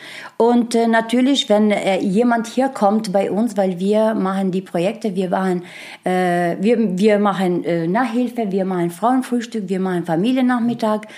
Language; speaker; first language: German; non-native, learner; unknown